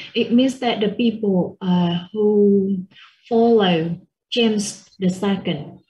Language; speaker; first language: English; non-native, fluent; Vietnamese